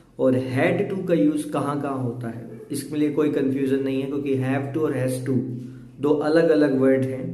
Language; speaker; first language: Hindi; native; Hindi